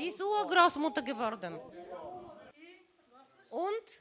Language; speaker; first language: German; non-native, learner; Bulgarian